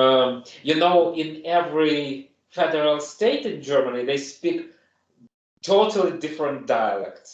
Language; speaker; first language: English; non-native, fluent; German